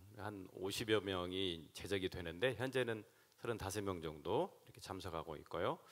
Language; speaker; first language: Korean; native; Korean